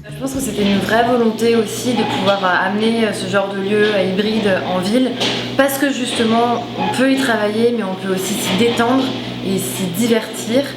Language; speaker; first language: French; native; French